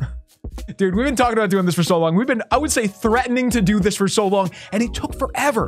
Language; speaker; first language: English; native; English